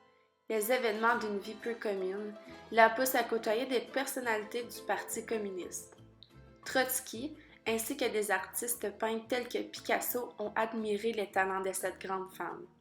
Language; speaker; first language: French; native; French